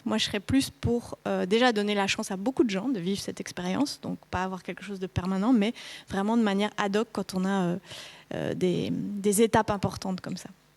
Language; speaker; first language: French; native; French